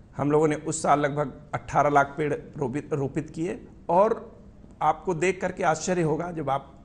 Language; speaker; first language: Hindi; native; Hindi